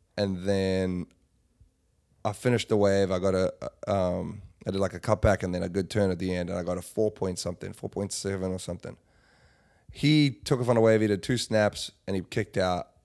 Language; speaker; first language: English; native; English